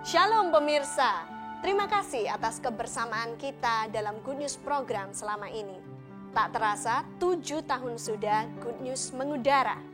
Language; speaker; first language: Indonesian; native; Indonesian